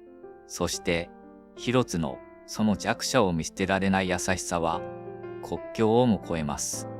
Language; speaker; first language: Japanese; native; Japanese